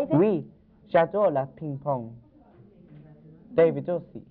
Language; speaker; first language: French; non-native, learner; English